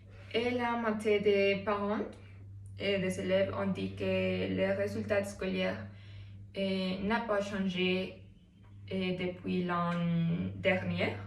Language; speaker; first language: French; non-native, learner; Spanish